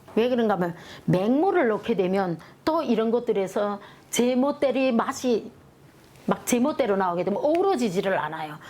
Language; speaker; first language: Korean; native; Korean